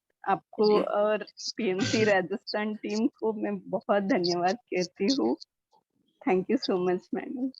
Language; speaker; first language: Hindi; non-native, local second language; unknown